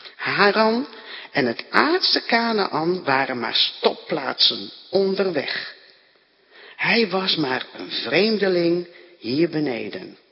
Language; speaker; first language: Dutch; native; Dutch